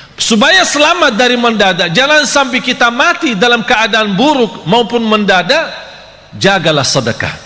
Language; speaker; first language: Malay; non-native, fluent; Arabic